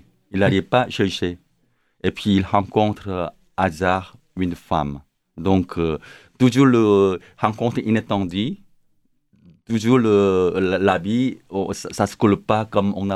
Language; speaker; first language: French; non-native, learner; Korean